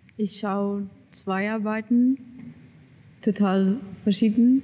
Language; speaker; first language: German; non-native, learner; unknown